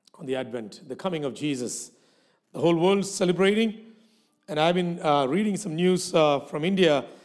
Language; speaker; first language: English; non-native, local second language; Malayalam